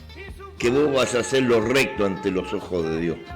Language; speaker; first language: Spanish; native; Spanish